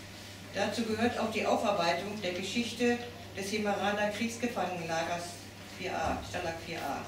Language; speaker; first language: German; native; German